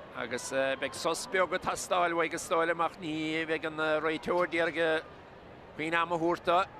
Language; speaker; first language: Irish; native; Irish